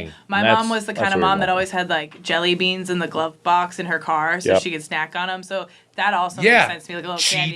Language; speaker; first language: English; native; English